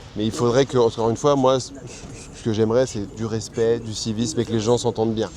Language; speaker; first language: French; native; French